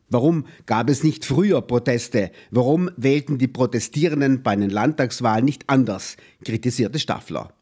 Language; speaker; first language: German; native; German